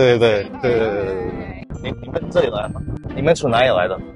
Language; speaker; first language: Chinese; early bilingual, heritage; Chinese